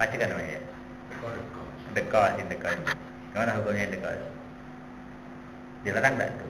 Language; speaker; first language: Indonesian; native; Indonesian